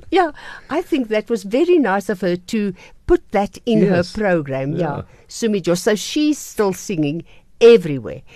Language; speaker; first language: English; non-native, local second language; Afrikaans